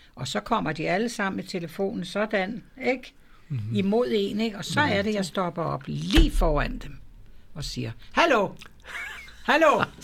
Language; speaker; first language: Danish; native; Danish